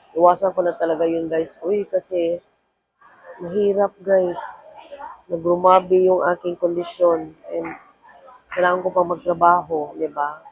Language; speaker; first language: Filipino; non-native, local second language; Cebuano